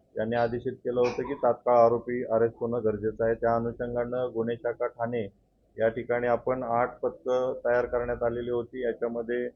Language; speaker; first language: Marathi; native; Marathi